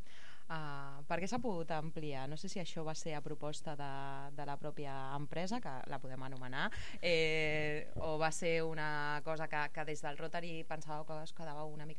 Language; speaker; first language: Catalan; native; Catalan